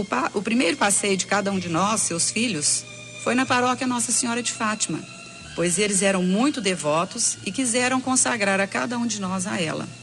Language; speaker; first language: Portuguese; native; Portuguese